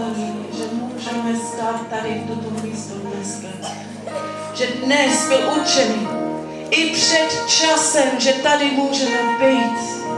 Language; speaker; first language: Czech; non-native, learner; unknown